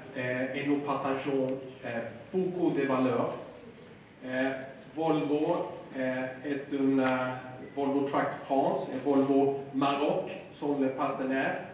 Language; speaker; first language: French; non-native, learner; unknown